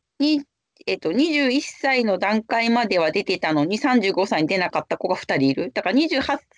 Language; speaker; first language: Japanese; native; Japanese